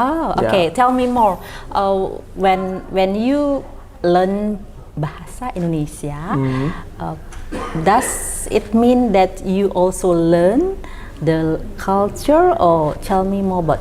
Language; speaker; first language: English; non-native, fluent; Indonesian